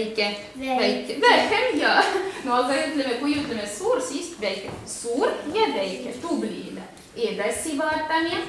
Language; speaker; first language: Estonian; non-native, local second language; Russian